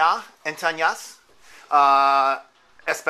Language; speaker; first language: Spanish; non-native, learner; English